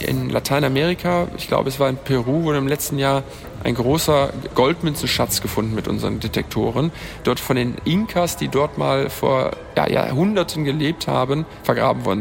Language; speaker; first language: German; native; German